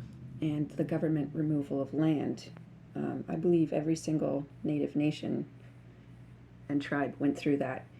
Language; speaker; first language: English; native; English